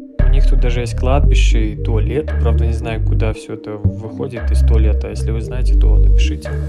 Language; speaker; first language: Russian; native; Russian